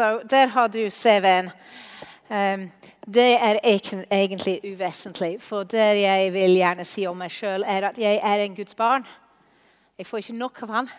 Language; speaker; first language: Norwegian; non-native, fluent; English